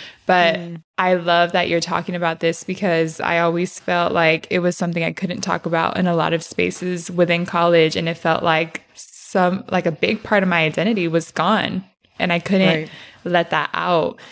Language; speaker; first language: English; early bilingual, other home language; Spanish